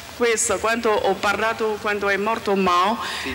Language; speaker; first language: Italian; non-native, learner; Chinese